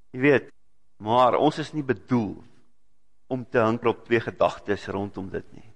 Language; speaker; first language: Afrikaans; native; Afrikaans